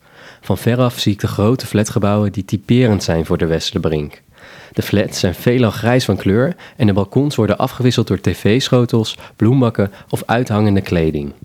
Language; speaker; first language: Dutch; native; Dutch